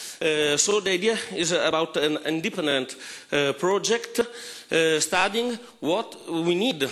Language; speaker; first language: English; non-native, fluent; Italian